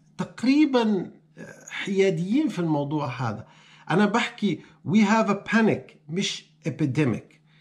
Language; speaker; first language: Arabic; native; Arabic